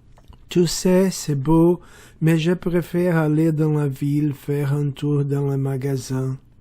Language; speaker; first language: French; non-native, learner; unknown